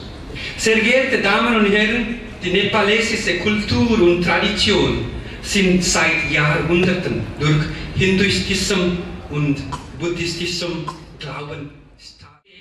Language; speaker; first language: German; non-native, fluent; Nepali